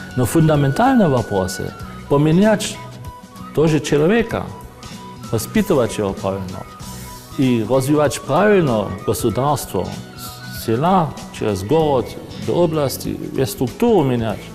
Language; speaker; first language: Russian; non-native, fluent; German